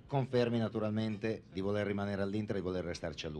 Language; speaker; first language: Italian; native; Italian